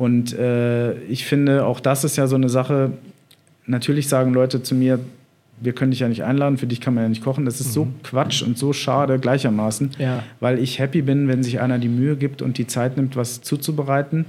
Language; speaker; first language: German; native; German